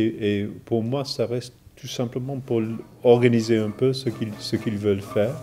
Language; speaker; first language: French; non-native, fluent; English